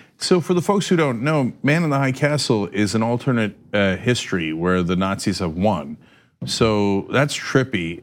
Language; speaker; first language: English; early bilingual, other home language; Turkish